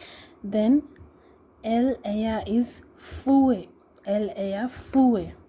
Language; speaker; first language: Spanish; non-native, learner; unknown